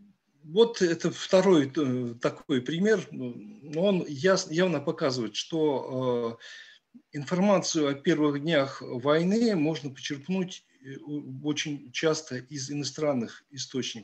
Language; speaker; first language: Russian; native; Russian